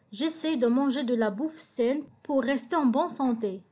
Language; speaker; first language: French; non-native, local second language; Arabic